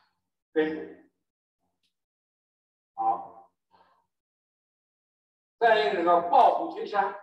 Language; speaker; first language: Chinese; native; Chinese